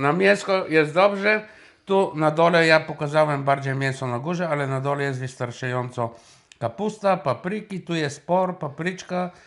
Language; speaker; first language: Polish; non-native, fluent; Bulgarian